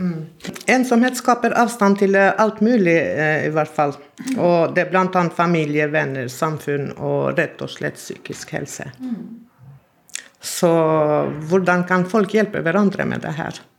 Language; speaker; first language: Norwegian; non-native, fluent; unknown